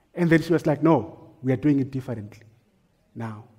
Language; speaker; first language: English; non-native, local second language; Northern Sotho